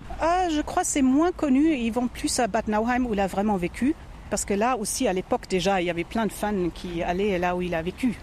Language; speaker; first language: French; non-native, fluent; German